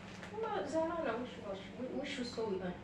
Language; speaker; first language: Arabic; non-native, learner; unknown